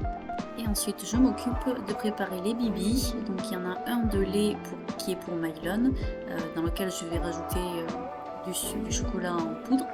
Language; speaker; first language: French; native; French